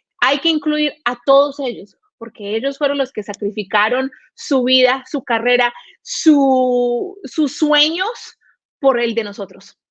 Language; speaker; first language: Spanish; native; Spanish